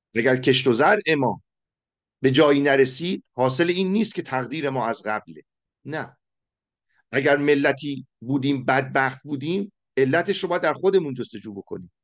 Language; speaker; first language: Persian; native; Persian